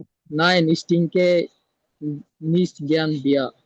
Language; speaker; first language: German; non-native, learner; Bangla